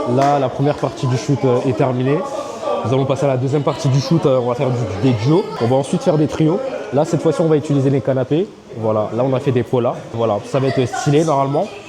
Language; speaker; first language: French; native; French